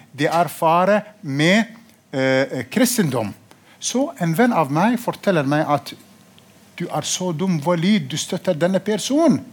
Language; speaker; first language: Norwegian; non-native, fluent; Arabic